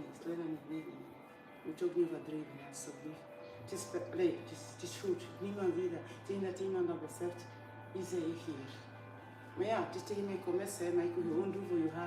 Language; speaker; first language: Dutch; non-native, fluent; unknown